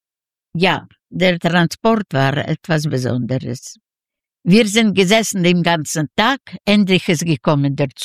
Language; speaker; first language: German; non-native, learner; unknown